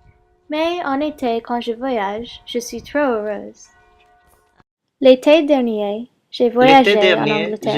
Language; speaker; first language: French; non-native, learner; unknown